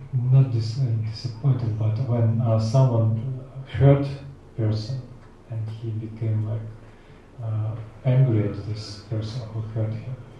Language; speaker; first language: English; non-native, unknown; Russian